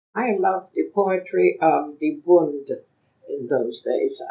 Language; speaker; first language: English; non-native, fluent; Yiddish